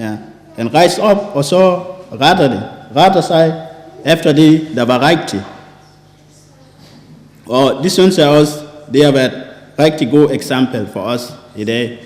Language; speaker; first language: Danish; non-native, fluent; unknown